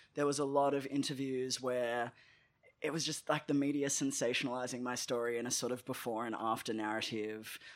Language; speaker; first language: English; native; English